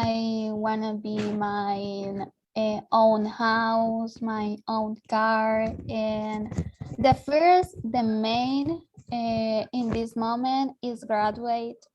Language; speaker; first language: English; non-native, learner; Spanish